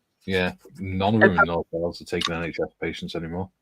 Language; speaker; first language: English; native; English